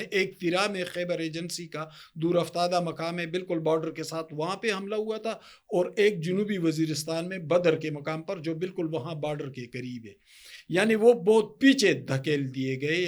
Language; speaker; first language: Urdu; native; Urdu